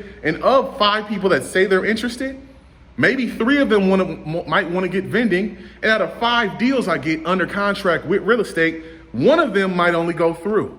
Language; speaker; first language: English; native; English